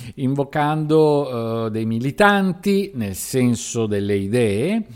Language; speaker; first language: Italian; native; Italian